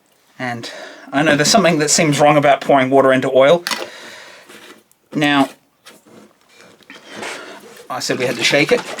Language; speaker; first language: English; native; English